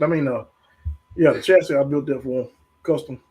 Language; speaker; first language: English; native; English